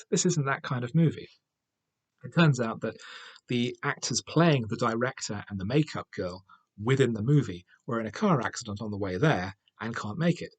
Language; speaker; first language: English; native; English